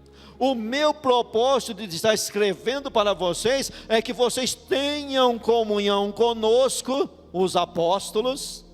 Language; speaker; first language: Portuguese; native; Portuguese